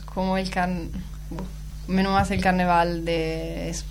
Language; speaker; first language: Spanish; non-native, learner; Italian